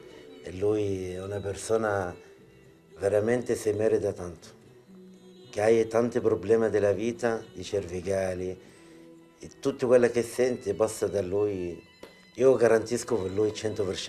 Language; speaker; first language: Italian; non-native, learner; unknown